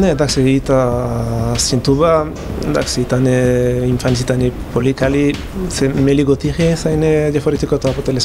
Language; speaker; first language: Greek; non-native, learner; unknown